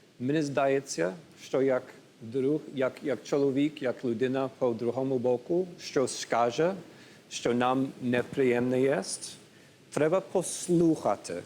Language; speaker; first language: Ukrainian; non-native, learner; English